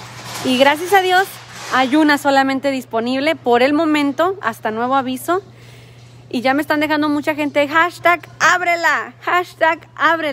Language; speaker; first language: Spanish; native; Spanish